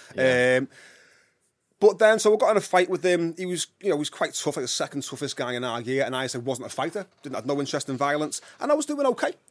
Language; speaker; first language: English; native; English